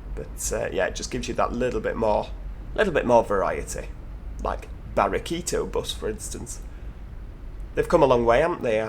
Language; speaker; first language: English; native; English